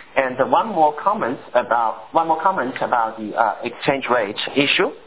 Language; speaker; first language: English; non-native, fluent; Chinese